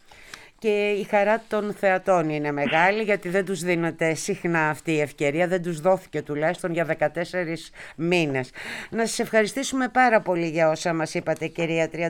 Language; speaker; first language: Greek; native; Greek